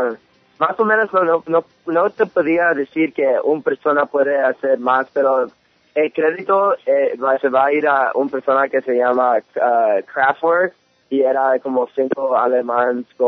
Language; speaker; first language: Spanish; early bilingual, heritage; English